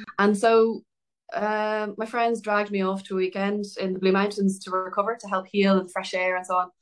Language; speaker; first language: English; native; English